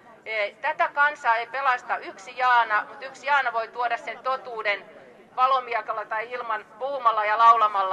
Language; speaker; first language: Finnish; native; Finnish